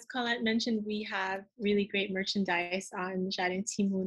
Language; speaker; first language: English; early bilingual, other home language; Haitian Creole